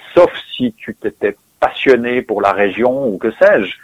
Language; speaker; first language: French; native; French